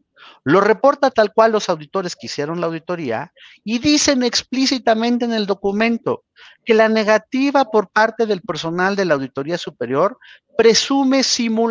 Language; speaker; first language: Spanish; native; Spanish